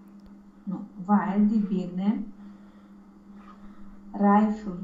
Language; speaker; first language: German; non-native, learner; Romanian